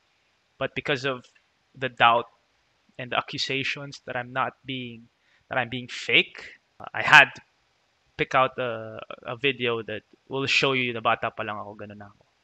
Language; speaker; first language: English; non-native, local second language; Filipino